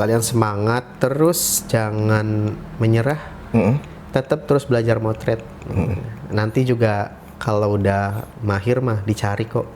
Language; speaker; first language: Indonesian; native; Indonesian